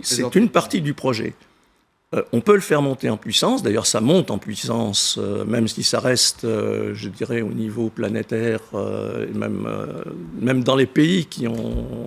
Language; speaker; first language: French; native; French